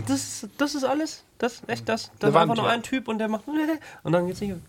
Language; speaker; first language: German; native; German